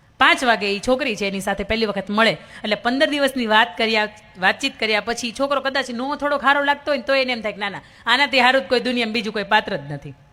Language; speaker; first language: Gujarati; native; Gujarati